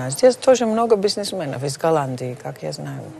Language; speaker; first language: Russian; non-native, fluent; Dutch